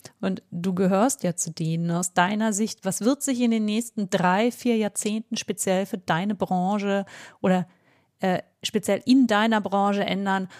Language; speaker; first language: German; native; German